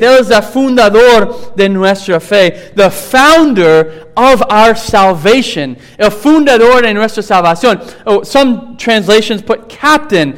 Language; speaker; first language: Spanish; non-native, fluent; English